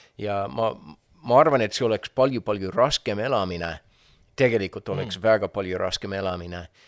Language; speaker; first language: Estonian; non-native, fluent; English